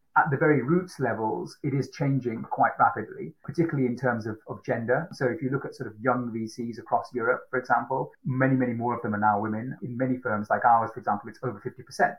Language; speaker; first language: English; native; English